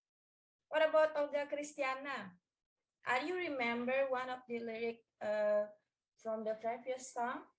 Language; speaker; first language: English; non-native, learner; Indonesian